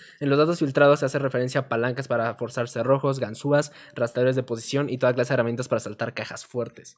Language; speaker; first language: Spanish; native; Spanish